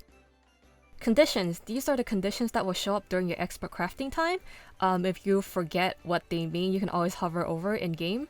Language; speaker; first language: English; native; English